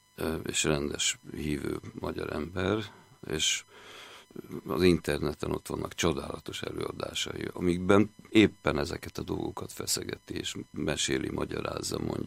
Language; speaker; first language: Hungarian; native; Hungarian